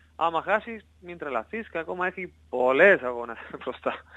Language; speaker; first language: Greek; non-native, learner; Spanish